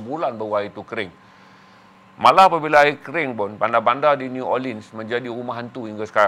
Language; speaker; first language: Malay; native; Malay